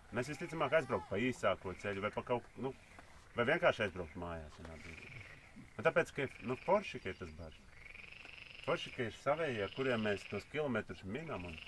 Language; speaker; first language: Latvian; native; Latvian